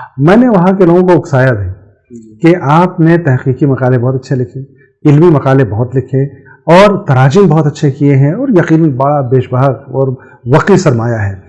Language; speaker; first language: Urdu; native; Urdu